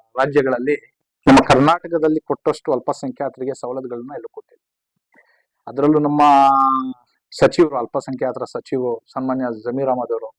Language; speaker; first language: Kannada; non-native, local second language; Urdu